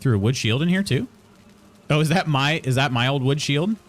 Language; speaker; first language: English; native; English